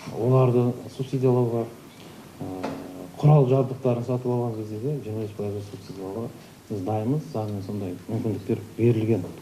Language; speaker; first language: Kazakh; native; Kazakh